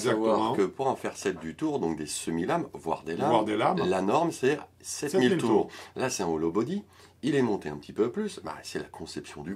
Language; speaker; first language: French; native; French